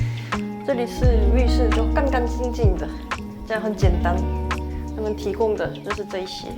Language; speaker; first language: Chinese; non-native, fluent; Korean